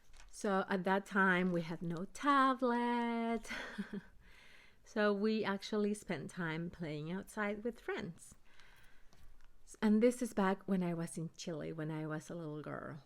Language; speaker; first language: English; early bilingual, other home language; Spanish